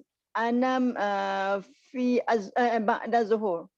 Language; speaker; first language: Arabic; non-native, learner; Malay